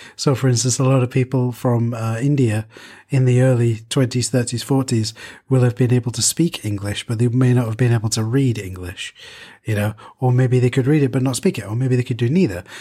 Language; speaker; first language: English; native; English